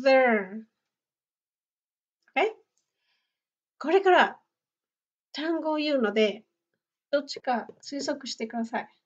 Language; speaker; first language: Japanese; non-native, fluent; English